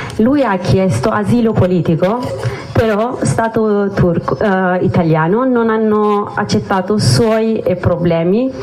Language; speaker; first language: Italian; non-native, learner; Kurdish